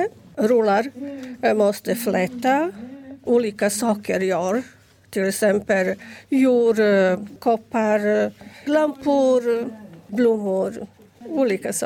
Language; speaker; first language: Swedish; non-native, learner; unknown